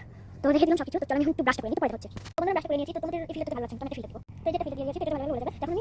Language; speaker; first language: Bangla; native; Bangla